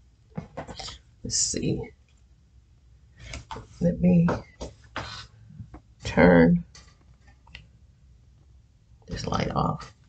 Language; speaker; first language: English; native; English